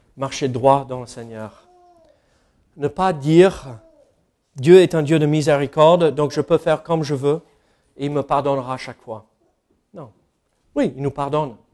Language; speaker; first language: French; non-native, fluent; English